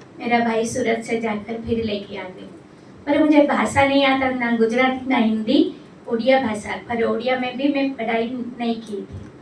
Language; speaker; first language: Hindi; non-native, local second language; Odia